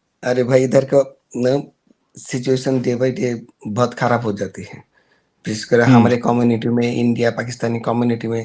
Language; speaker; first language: Hindi; non-native, learner; Bangla